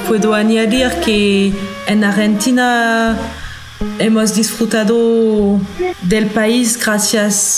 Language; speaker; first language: Spanish; non-native, learner; French